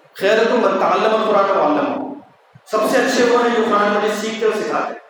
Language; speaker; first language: Urdu; native; Urdu